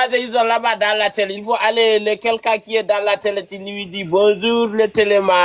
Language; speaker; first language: French; non-native, local second language; Bambara